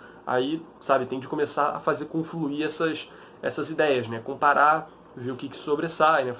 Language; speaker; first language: Portuguese; native; Portuguese